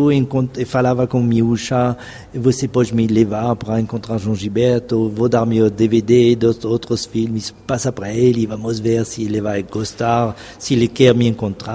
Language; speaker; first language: Portuguese; non-native, fluent; French